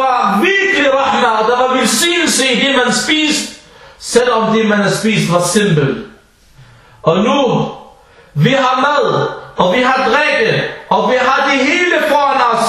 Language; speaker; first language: Danish; early bilingual, other home language; Arabic